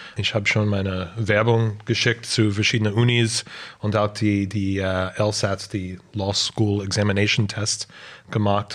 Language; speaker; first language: German; non-native, fluent; English